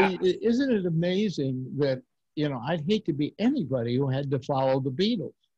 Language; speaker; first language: English; native; English